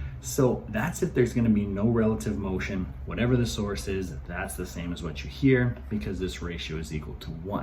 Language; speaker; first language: English; native; English